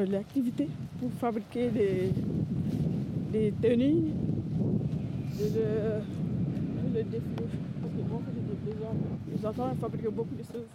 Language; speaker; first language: French; non-native, learner; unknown